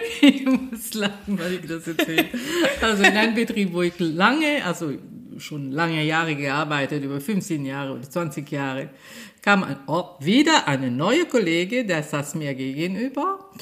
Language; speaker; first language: German; non-native, fluent; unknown